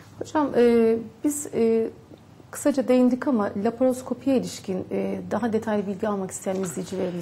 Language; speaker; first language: Turkish; native; Turkish